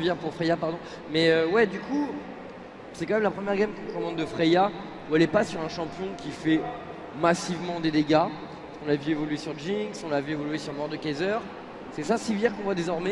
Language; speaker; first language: French; native; French